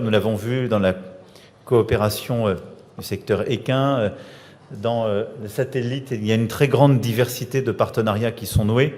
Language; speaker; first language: French; native; French